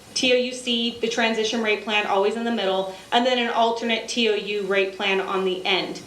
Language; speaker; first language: English; native; English